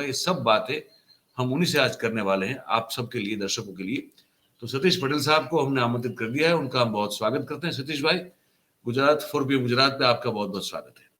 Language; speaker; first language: Hindi; non-native, local second language; Gujarati